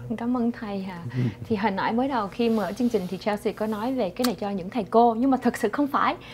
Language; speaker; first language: Vietnamese; early bilingual, heritage; Vietnamese